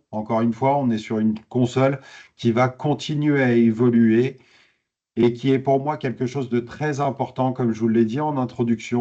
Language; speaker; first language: French; native; French